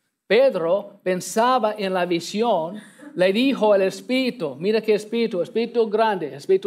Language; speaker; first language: Spanish; non-native, learner; English